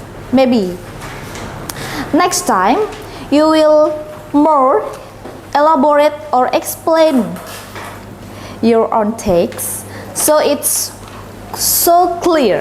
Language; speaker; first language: English; non-native, learner; Indonesian